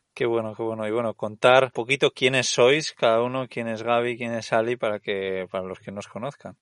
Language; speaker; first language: Spanish; native; Spanish